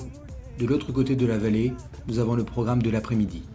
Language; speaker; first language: French; native; French